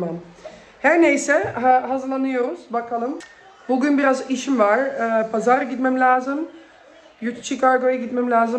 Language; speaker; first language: Turkish; early bilingual, heritage; Turkish